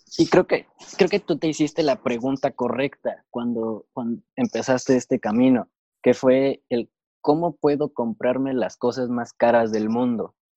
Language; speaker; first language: Spanish; native; Spanish